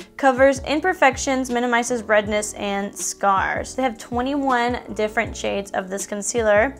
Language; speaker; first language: English; native; English